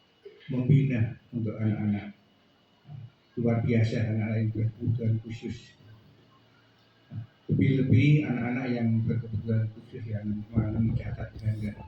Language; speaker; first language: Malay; non-native, local second language; Javanese